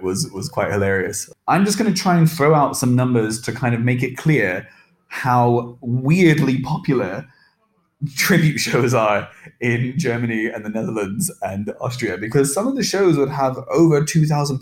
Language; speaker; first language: English; native; English